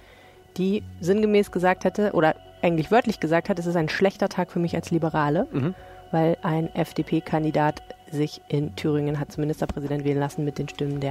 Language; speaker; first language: German; native; German